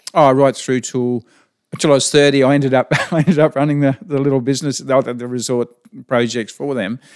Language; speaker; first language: English; native; English